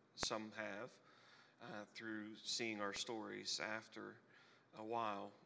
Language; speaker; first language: English; native; English